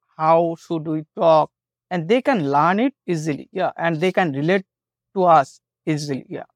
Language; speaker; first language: English; non-native, local second language; Bangla